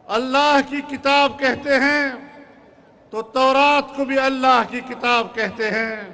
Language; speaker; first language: Urdu; non-native, local second language; Pashto